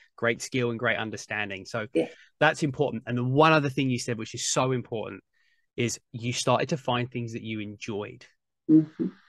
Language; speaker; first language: English; native; English